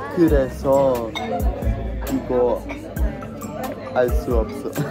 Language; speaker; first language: Korean; non-native, learner; German